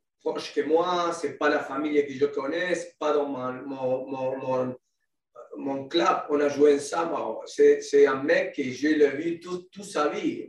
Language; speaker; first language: French; non-native, learner; Spanish